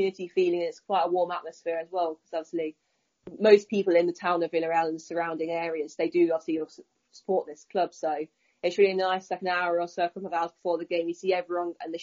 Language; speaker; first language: English; native; English